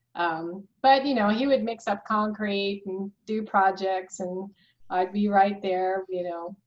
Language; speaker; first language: English; native; English